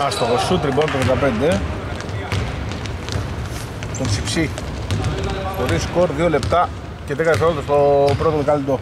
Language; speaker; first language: Greek; native; Greek